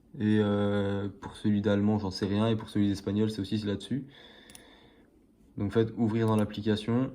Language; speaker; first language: French; native; French